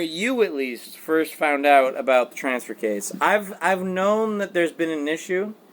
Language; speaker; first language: English; native; English